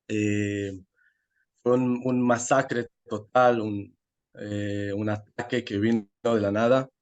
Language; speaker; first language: Spanish; non-native, fluent; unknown